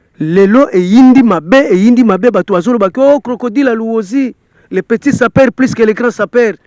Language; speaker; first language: Lingala; non-native, local second language; Kongo